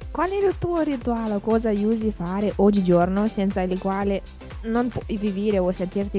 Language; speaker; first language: Italian; non-native, learner; Romanian